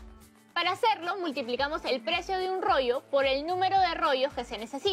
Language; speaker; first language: Spanish; native; Spanish